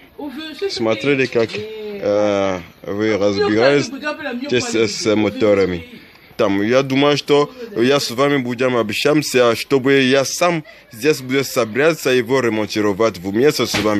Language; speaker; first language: Russian; non-native, learner; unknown